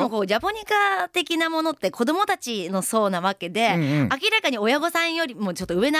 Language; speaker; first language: Japanese; native; Japanese